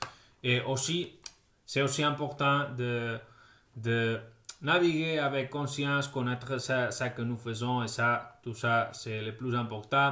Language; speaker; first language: French; non-native, fluent; Spanish